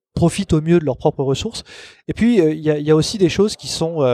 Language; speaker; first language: French; native; French